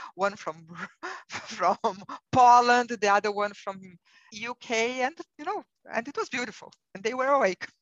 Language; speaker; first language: English; non-native, fluent; Portuguese